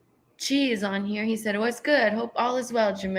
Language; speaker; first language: English; native; English